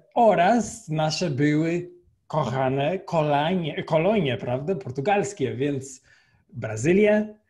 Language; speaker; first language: Polish; non-native, fluent; Portuguese